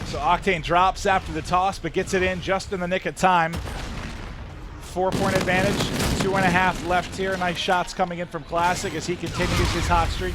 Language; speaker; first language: English; native; English